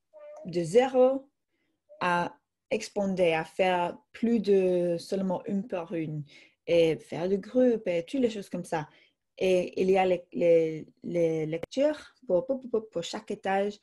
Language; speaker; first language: French; non-native, fluent; English